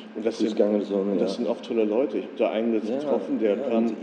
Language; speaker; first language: German; native; German